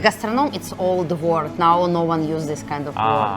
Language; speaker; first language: English; non-native, learner; Russian